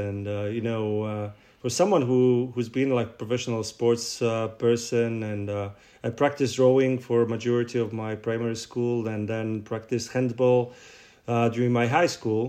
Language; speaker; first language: English; non-native, fluent; Russian